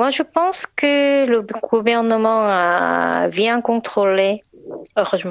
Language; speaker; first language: French; non-native, learner; Korean